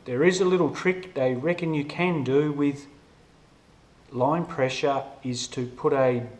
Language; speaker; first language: English; native; English